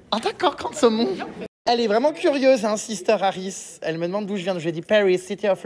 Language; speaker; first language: French; native; French